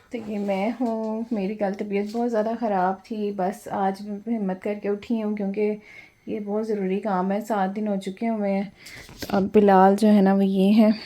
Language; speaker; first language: Urdu; non-native, local second language; Punjabi